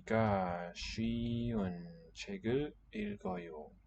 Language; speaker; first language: Korean; non-native, learner; English